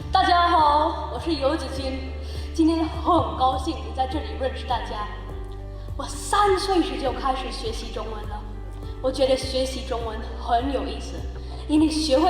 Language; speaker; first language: Chinese; non-native, learner; English